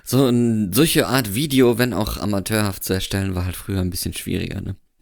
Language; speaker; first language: German; native; German